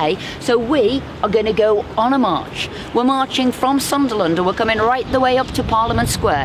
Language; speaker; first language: English; native; English